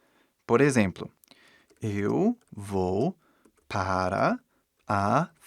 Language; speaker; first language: Portuguese; non-native, fluent; English